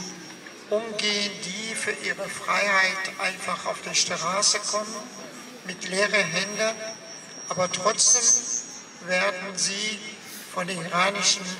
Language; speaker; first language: German; non-native, fluent; Persian